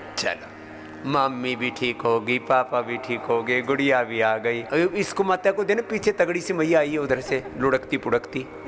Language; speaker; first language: Hindi; native; Hindi